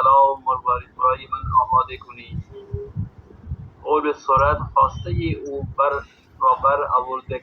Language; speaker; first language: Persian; non-native, learner; Urdu